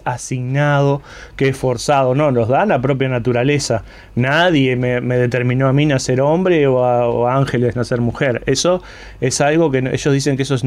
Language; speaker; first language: Spanish; native; Spanish